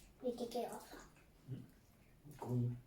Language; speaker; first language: Swedish; early bilingual, other home language; Thai